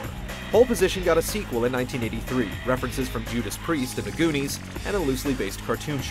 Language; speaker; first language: English; native; English